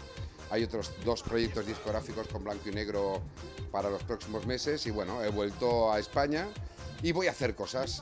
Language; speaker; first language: Spanish; native; Spanish